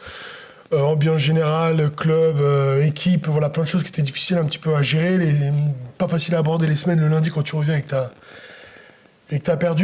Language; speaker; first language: French; native; French